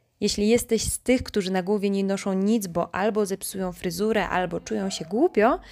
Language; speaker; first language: Polish; native; Polish